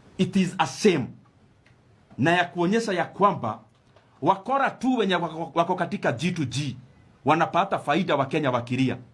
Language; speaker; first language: Swahili; non-native, local second language; Kikuyu